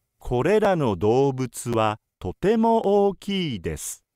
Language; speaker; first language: Japanese; native; Japanese